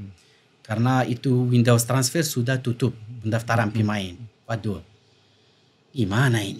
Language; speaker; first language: Indonesian; non-native, fluent; Arabic